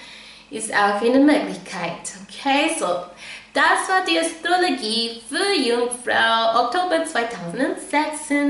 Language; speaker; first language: German; non-native, fluent; English